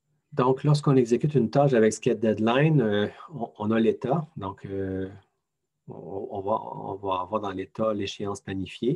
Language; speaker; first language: French; native; French